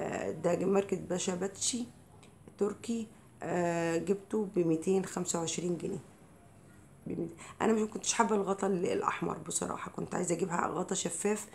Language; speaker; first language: Arabic; native; Arabic